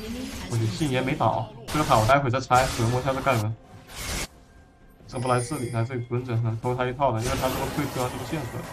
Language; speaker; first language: Chinese; native; Chinese